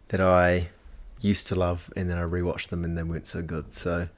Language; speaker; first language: English; native; English